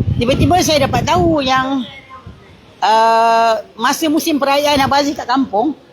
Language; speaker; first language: Malay; native; Malay